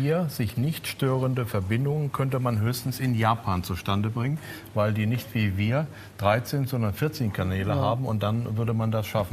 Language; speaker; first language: German; native; German